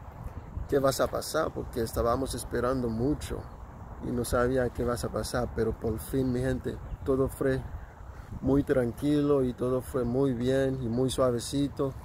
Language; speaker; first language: Spanish; non-native, local second language; Haitian Creole